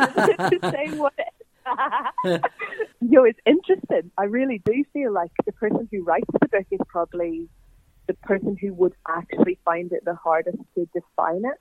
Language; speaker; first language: English; native; English